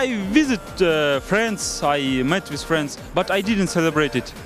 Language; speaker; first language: English; non-native, learner; Kyrgyz